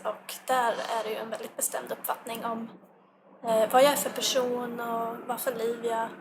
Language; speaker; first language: Swedish; native; Swedish